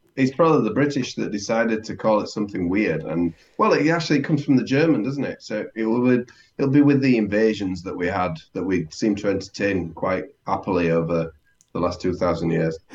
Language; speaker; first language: English; native; English